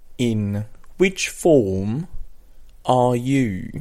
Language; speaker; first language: English; non-native, fluent; French